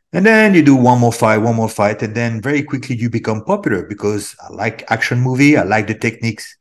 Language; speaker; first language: English; non-native, fluent; French